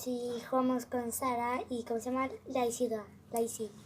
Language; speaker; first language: Spanish; native; Spanish